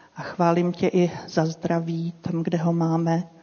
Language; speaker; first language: Czech; native; Czech